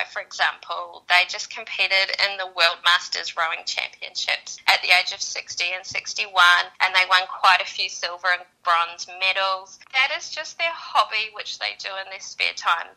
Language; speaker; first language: English; native; English